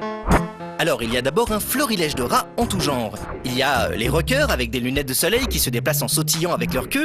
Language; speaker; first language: French; native; French